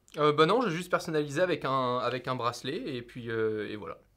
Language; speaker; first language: French; native; French